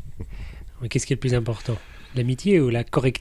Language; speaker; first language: French; native; French